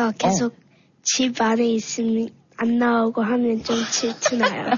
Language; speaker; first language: Korean; early bilingual, heritage; Korean